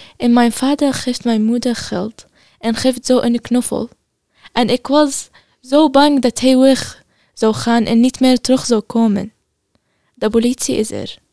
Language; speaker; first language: Dutch; non-native, learner; Arabic